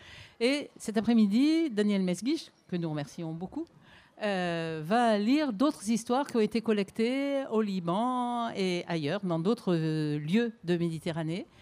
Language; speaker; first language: French; native; French